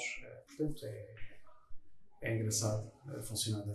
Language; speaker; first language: Portuguese; native; Portuguese